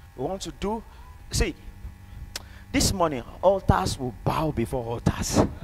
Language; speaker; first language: English; non-native, local second language; Yoruba